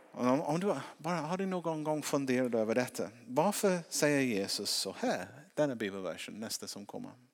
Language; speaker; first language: Swedish; non-native, fluent; English